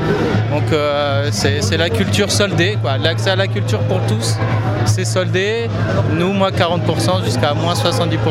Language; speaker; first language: French; native; French